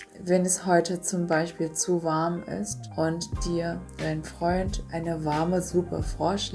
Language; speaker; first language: German; non-native, fluent; Vietnamese